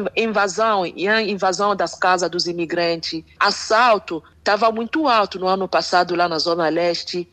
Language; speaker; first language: Portuguese; non-native, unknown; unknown